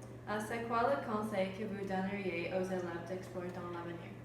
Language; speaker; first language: French; non-native, fluent; English